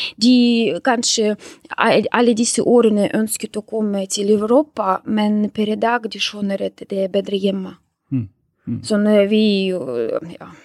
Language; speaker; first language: Norwegian; non-native, fluent; Russian